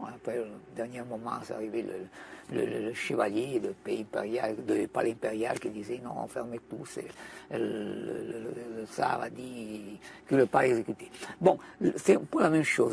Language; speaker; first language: French; non-native, fluent; Italian